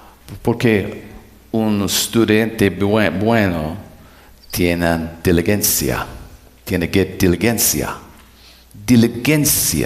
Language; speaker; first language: Spanish; non-native, learner; English